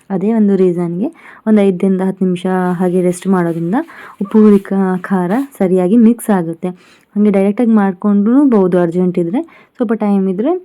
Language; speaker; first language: Kannada; non-native, local second language; Konkani